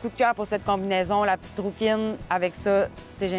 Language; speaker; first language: French; native; French